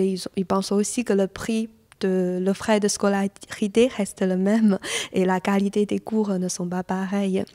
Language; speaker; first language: French; non-native, fluent; Chinese